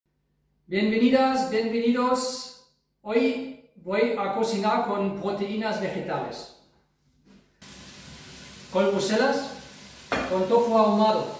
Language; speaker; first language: Spanish; non-native, fluent; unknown